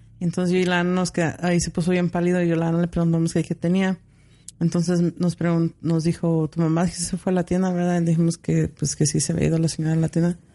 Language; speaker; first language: Spanish; early bilingual, heritage; Spanish